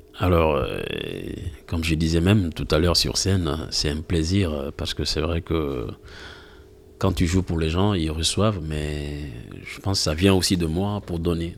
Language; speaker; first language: French; non-native, local second language; Mandingo